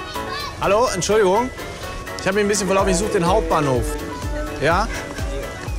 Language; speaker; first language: German; native; German